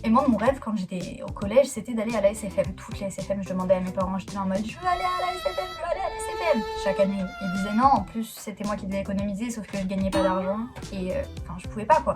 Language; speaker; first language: French; native; French